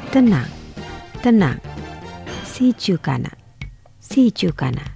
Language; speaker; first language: Japanese; non-native, fluent; Indonesian